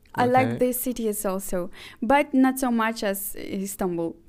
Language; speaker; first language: English; non-native, fluent; Azerbaijani